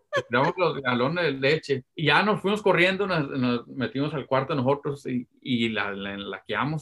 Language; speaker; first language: Spanish; early bilingual, heritage; Spanish